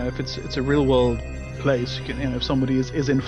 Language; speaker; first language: English; native; English